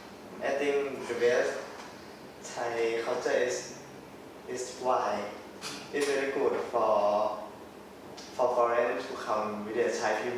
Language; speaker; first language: English; non-native, learner; Thai